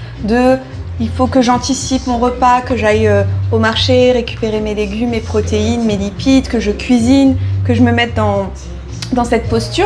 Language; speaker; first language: French; native; French